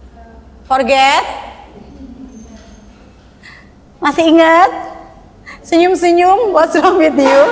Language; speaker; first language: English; non-native, learner; Indonesian